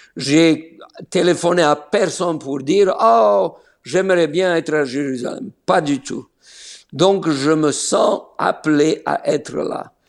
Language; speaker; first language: French; non-native, fluent; Slovenian